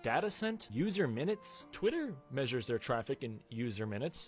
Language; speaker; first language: English; native; English